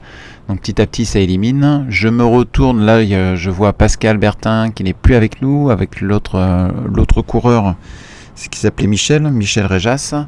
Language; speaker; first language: French; native; French